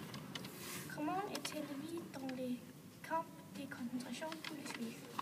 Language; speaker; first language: French; non-native, learner; Danish